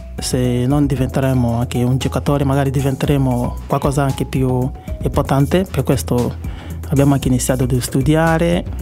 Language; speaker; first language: Italian; non-native, learner; Igbo